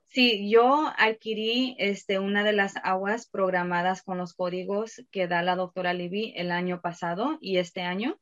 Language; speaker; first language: Spanish; early bilingual, heritage; Spanish